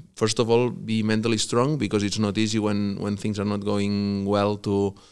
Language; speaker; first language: English; non-native, fluent; Spanish